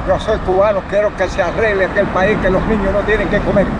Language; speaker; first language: Spanish; native; Spanish